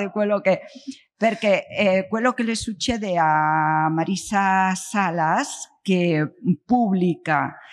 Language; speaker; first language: Italian; non-native, learner; Spanish